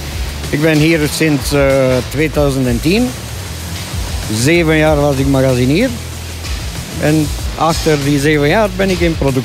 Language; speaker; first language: Dutch; non-native, learner; Romanian